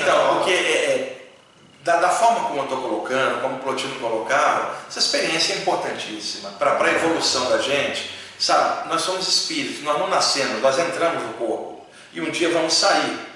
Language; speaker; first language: Portuguese; native; Portuguese